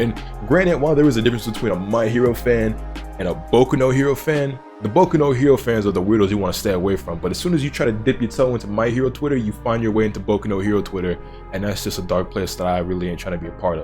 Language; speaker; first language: English; native; English